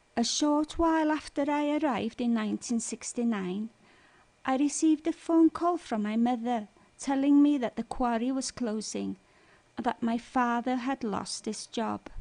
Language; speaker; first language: English; non-native, local second language; Welsh